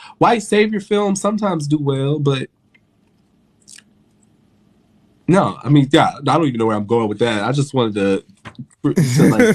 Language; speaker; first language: English; native; English